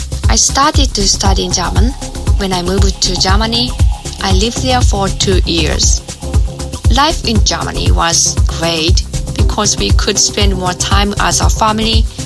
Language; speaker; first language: English; non-native, learner; Japanese